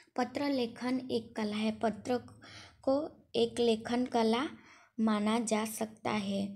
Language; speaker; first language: Hindi; non-native, local second language; Gujarati